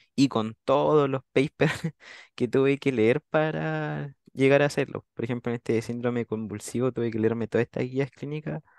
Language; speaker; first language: Spanish; native; Spanish